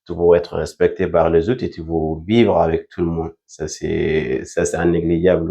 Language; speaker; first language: French; non-native, fluent; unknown